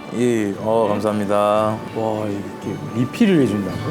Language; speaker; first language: Korean; native; Korean